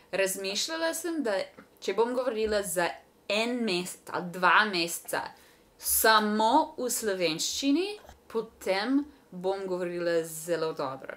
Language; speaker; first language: Slovenian; non-native, learner; English